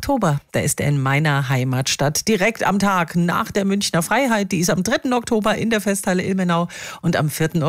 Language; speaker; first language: German; native; German